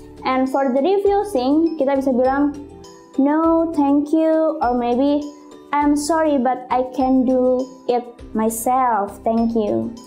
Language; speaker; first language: English; non-native, fluent; Indonesian